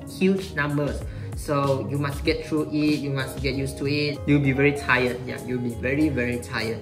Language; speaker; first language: English; non-native, local second language; Chinese